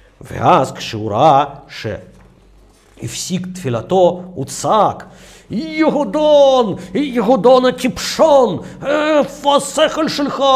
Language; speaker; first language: Hebrew; non-native, fluent; Russian